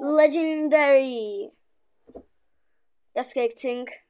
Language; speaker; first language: Danish; early bilingual, other home language; Polish